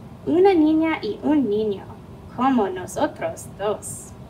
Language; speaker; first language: Spanish; non-native, fluent; English